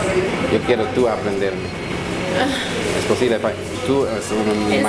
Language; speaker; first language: Spanish; non-native, learner; English